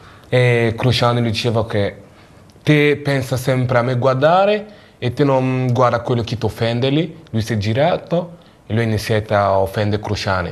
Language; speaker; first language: Italian; non-native, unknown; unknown